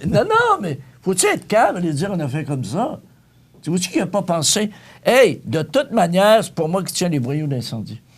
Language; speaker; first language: French; native; French